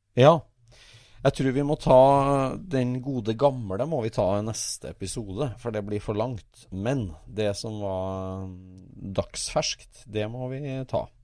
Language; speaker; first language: Norwegian; native; Norwegian